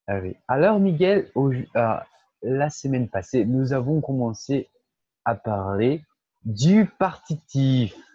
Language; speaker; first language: French; non-native, fluent; Portuguese